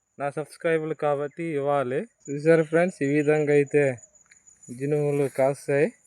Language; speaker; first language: Telugu; non-native, local second language; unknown